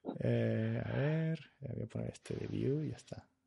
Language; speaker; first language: Spanish; native; Spanish